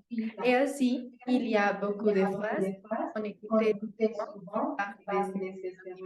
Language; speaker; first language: French; non-native, learner; Spanish